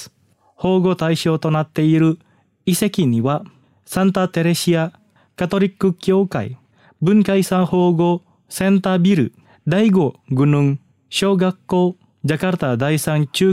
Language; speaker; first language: Japanese; non-native, fluent; Indonesian